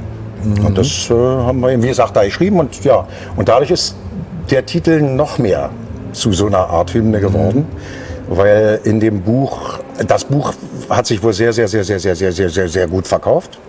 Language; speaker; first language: German; native; German